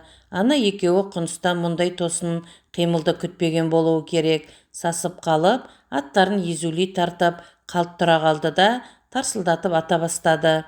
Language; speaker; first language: Kazakh; native; Kazakh